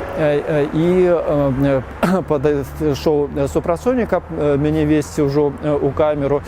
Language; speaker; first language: Belarusian; native; Belarusian